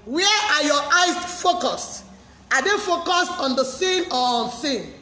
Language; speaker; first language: English; non-native, local second language; Yoruba